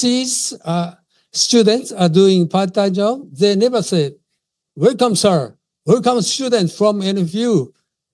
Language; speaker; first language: English; non-native, fluent; Japanese